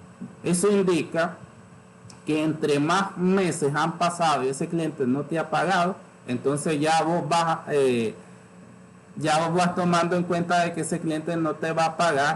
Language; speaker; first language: Spanish; native; Spanish